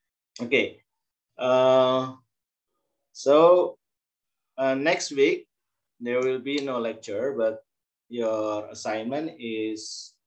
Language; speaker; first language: English; non-native, learner; Indonesian